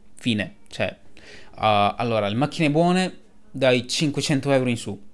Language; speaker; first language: Italian; early bilingual, other home language; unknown